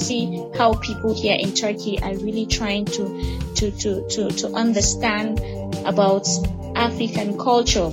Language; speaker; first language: English; non-native, local second language; Hausa